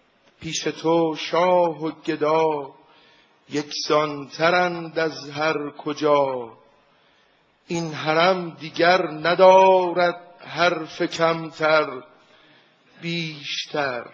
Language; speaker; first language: Persian; native; Persian